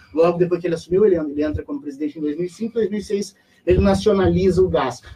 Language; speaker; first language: Portuguese; native; Portuguese